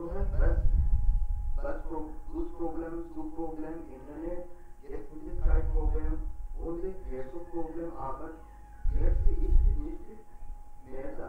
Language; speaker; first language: German; non-native, learner; Hindi